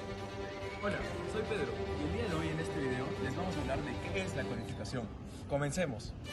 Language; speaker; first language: Spanish; native; Spanish